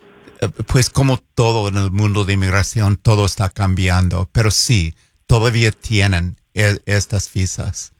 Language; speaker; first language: Spanish; non-native, fluent; English